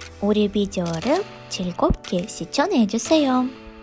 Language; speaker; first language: Korean; non-native, fluent; Russian